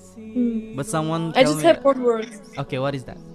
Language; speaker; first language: English; non-native, learner; Indonesian